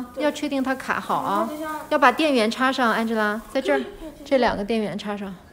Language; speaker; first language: Chinese; native; Chinese